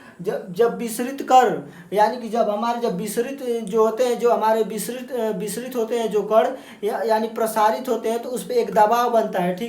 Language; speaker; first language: Hindi; native; Hindi